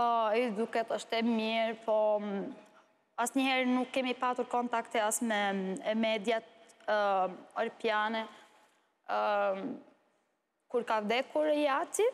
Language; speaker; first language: Albanian; non-native, learner; Arabic